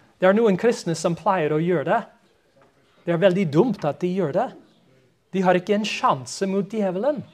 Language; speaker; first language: Norwegian; non-native, fluent; English